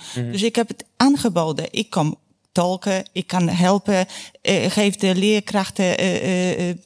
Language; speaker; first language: Dutch; non-native, fluent; Polish